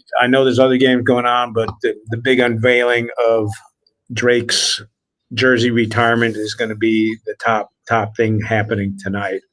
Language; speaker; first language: English; native; English